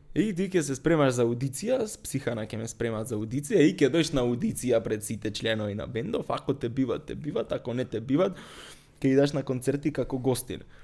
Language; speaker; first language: Macedonian; native; Macedonian